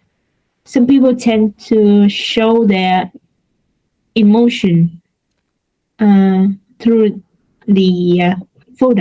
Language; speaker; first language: English; non-native, learner; Vietnamese